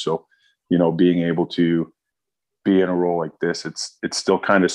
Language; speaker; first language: English; native; English